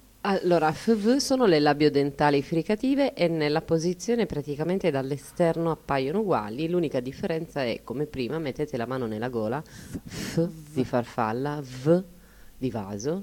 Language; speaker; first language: Italian; native; Italian